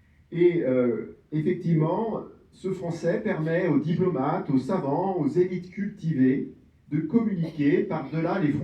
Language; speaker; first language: French; native; French